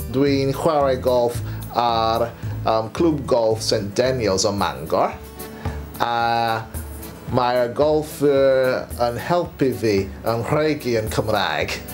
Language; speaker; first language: Welsh; non-native, learner; English